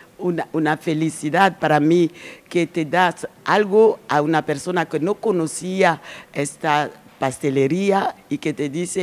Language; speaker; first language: Spanish; non-native, learner; French